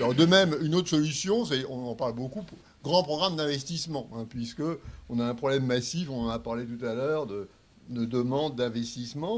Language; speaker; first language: French; native; French